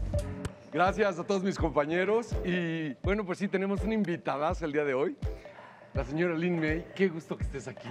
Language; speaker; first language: Spanish; native; Spanish